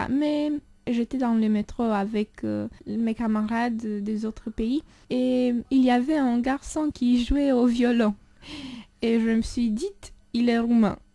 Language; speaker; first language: French; non-native, fluent; Romanian